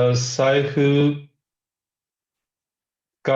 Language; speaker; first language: Japanese; non-native, learner; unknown